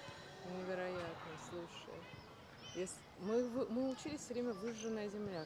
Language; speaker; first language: Russian; native; Russian